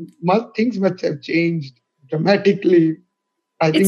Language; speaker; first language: English; non-native, local second language; Gujarati